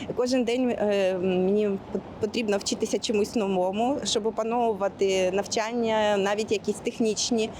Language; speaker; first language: Ukrainian; native; Ukrainian